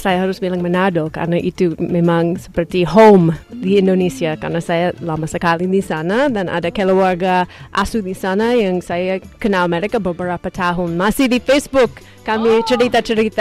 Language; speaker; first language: Indonesian; non-native, fluent; English